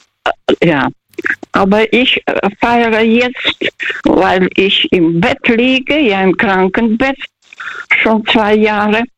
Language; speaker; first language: German; non-native, fluent; Russian